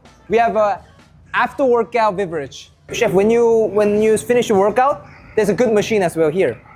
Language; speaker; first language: English; non-native, fluent; Korean